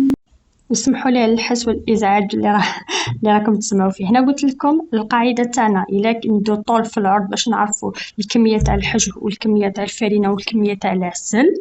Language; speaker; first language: Arabic; native; Arabic